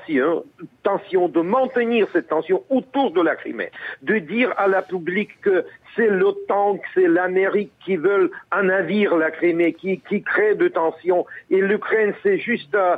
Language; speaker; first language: French; non-native, fluent; Russian